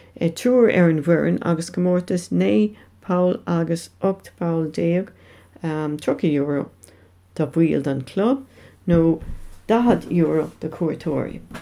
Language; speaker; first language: Irish; non-native, local second language; English